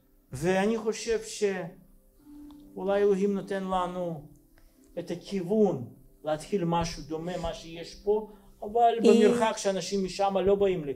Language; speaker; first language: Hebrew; non-native, fluent; Russian